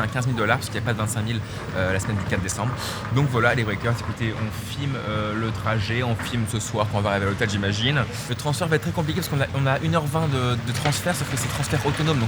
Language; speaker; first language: French; native; French